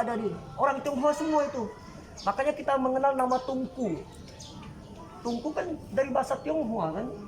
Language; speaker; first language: Indonesian; native; Indonesian